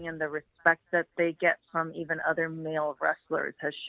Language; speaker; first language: English; native; English